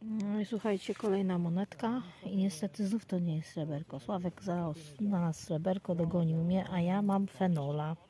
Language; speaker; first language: Polish; native; Polish